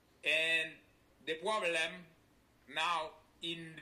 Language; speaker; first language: English; non-native, learner; Haitian Creole